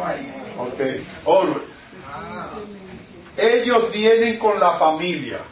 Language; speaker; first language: Spanish; non-native, fluent; English